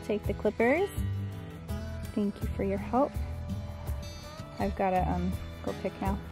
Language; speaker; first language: English; native; English